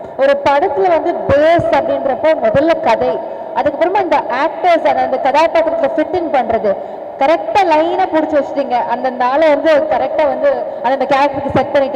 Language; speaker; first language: Tamil; native; Tamil